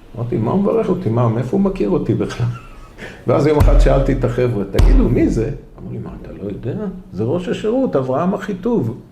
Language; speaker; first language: Hebrew; native; Hebrew